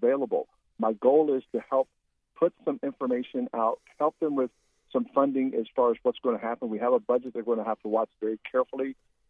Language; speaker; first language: English; native; English